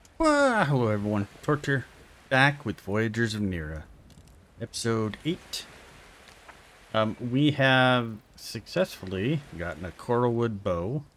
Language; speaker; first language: English; native; English